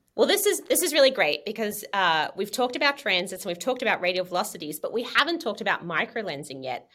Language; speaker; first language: English; native; English